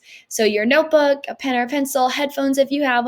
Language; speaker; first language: English; native; English